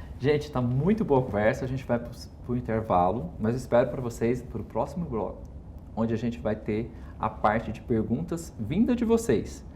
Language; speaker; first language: Portuguese; native; Portuguese